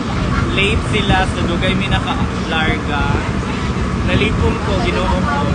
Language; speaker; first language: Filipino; non-native, local second language; Cebuano